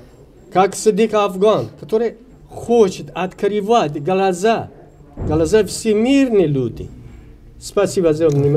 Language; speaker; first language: Russian; non-native, learner; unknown